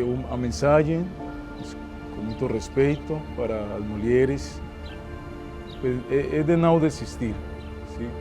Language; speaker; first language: Portuguese; non-native, fluent; Spanish